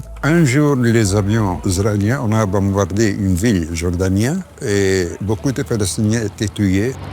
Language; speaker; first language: French; non-native, fluent; Arabic